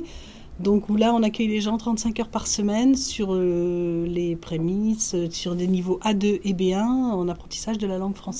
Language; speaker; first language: French; native; French